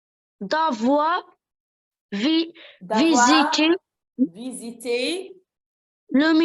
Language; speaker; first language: French; non-native, learner; Arabic